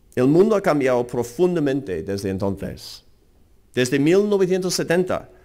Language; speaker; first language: Spanish; non-native, fluent; English